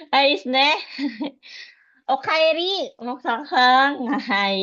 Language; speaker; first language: Japanese; non-native, fluent; Indonesian